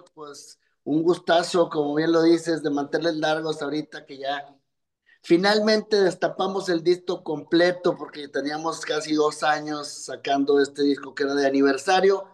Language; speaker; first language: Spanish; native; Spanish